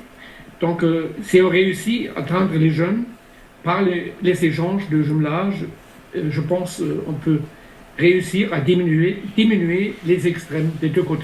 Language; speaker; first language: French; non-native, fluent; German